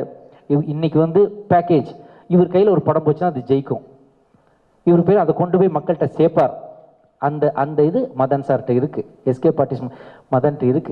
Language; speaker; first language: Tamil; native; Tamil